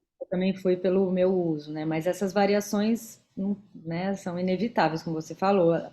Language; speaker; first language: Portuguese; native; Portuguese